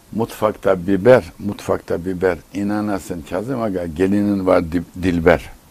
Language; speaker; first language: Turkish; native; Turkish